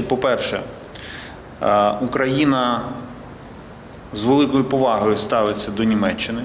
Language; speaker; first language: Ukrainian; native; Ukrainian